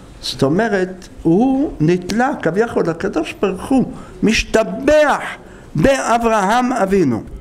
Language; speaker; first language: Hebrew; native; Hebrew